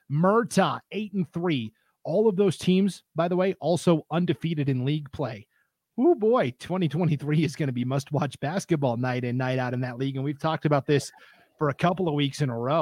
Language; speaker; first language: English; native; English